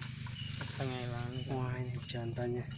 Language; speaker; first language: Indonesian; native; Indonesian